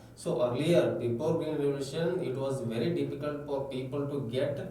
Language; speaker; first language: English; non-native, local second language; Kannada